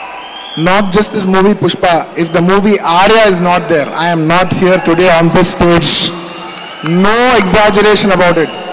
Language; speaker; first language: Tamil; non-native, learner; Telugu